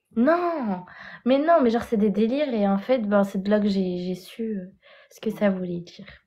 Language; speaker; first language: French; native; French